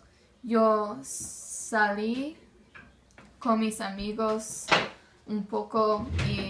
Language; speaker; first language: Spanish; non-native, learner; English